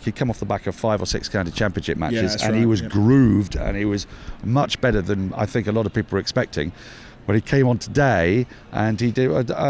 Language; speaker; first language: English; native; English